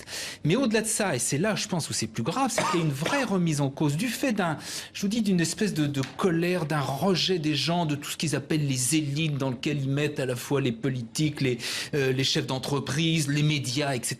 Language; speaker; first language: French; native; French